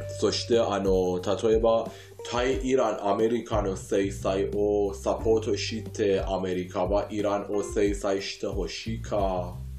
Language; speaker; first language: Japanese; non-native, fluent; Persian